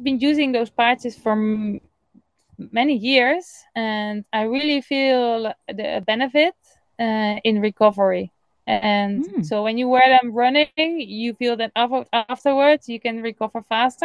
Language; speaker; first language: English; non-native, fluent; Dutch